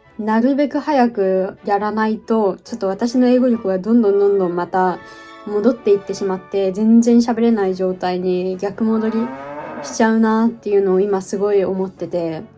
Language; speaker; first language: Japanese; native; Japanese